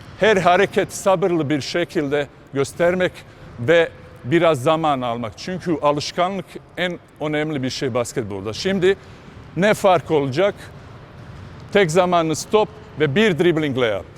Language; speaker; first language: Turkish; non-native, fluent; Bosnian